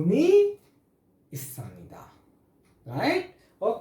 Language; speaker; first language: Korean; non-native, fluent; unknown